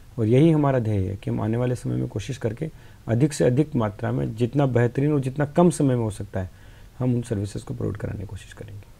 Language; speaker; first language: Hindi; native; Hindi